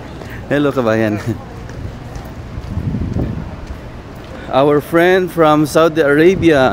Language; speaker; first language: English; non-native, learner; Filipino